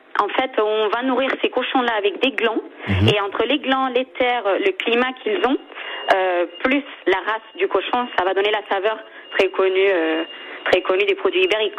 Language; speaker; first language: French; non-native, fluent; Spanish